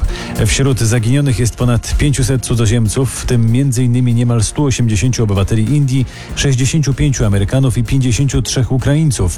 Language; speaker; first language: Polish; native; Polish